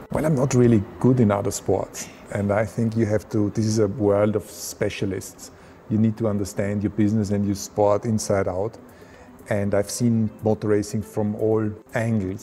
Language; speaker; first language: English; non-native, fluent; German